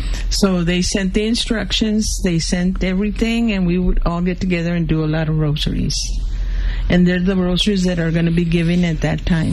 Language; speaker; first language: English; early bilingual, other home language; Spanish